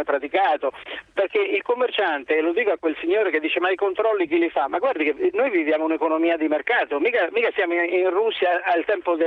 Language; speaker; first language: Italian; native; Italian